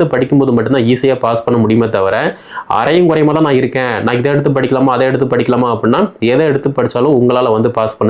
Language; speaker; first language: Tamil; native; Tamil